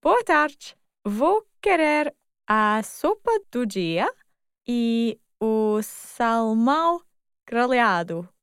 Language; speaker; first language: Portuguese; non-native, learner; English